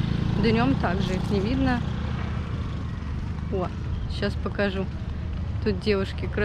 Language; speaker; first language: Russian; native; Russian